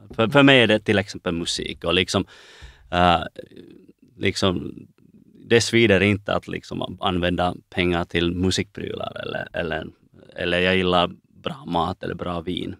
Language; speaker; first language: Swedish; non-native, local second language; Finnish